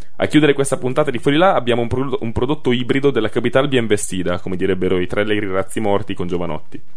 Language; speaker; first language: Italian; native; Italian